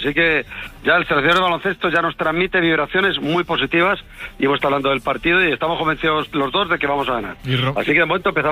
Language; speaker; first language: Spanish; native; Spanish